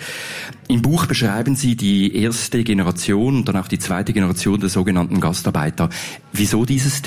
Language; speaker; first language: German; native; German